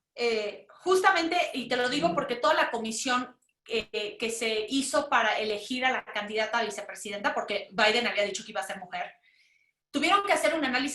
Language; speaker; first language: Spanish; native; Spanish